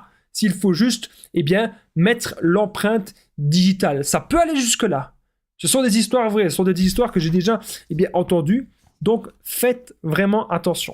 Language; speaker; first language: French; native; French